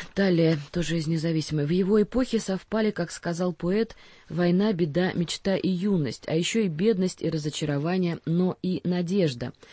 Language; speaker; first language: Russian; native; Russian